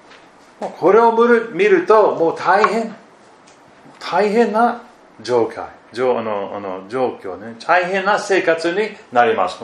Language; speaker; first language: Japanese; non-native, fluent; German